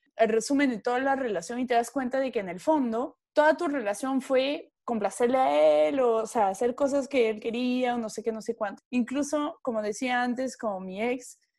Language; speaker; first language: Spanish; non-native, fluent; French